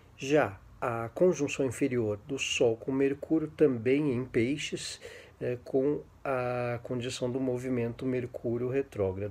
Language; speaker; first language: Portuguese; native; Portuguese